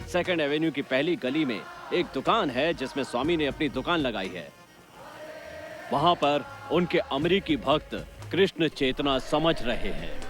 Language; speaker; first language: Hindi; native; Hindi